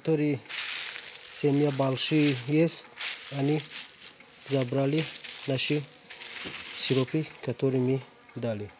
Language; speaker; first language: Russian; non-native, learner; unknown